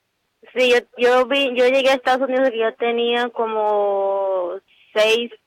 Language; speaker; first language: Spanish; early bilingual, other home language; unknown